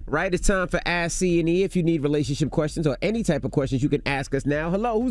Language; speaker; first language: English; native; English